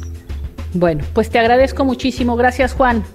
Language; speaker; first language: Spanish; native; Spanish